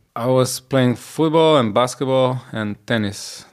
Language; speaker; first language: English; non-native, fluent; Slovenian